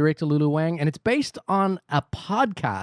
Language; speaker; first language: English; native; English